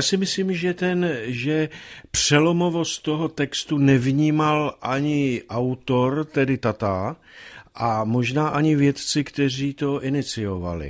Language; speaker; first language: Czech; native; Czech